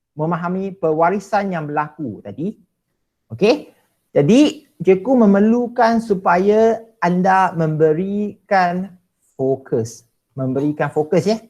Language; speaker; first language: Malay; non-native, local second language; Chinese